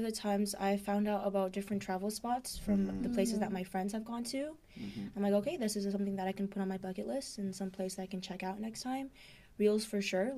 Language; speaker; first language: English; native; English